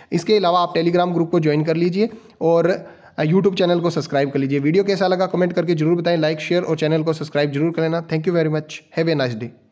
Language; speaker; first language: Hindi; non-native, local second language; Punjabi